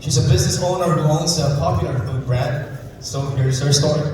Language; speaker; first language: English; non-native, local second language; Filipino